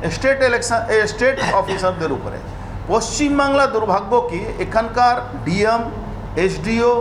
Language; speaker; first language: Bangla; non-native, local second language; Hindi